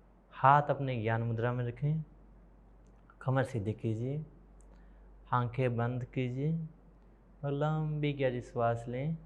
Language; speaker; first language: Hindi; native; Hindi